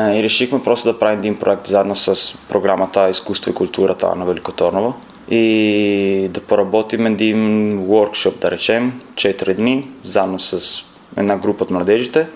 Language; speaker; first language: Bulgarian; non-native, fluent; Italian